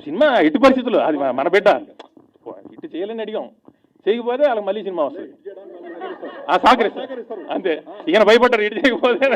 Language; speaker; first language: Telugu; native; Telugu